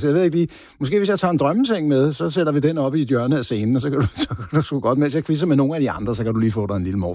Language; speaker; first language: Danish; native; Danish